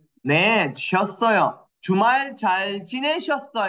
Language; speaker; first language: Korean; non-native, fluent; Kyrgyz